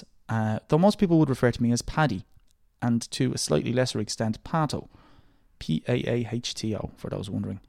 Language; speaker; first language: English; native; English